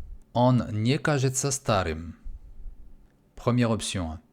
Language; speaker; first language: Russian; non-native, fluent; French